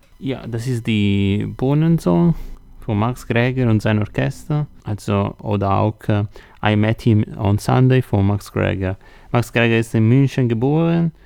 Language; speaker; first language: German; non-native, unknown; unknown